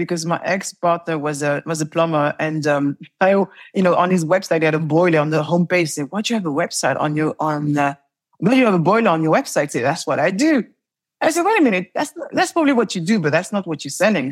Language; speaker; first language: English; non-native, fluent; French